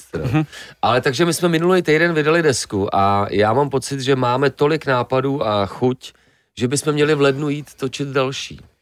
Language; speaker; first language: Czech; native; Czech